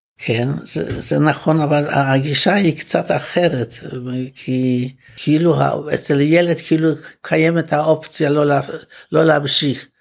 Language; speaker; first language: Hebrew; non-native, fluent; Polish